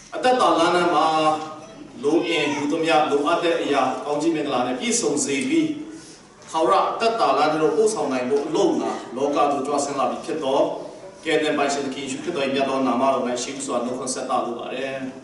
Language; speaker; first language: Burmese; non-native, local second language; Kachin